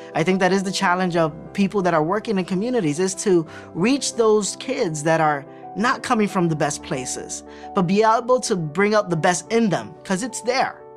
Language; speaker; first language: English; early bilingual, other home language; Spanish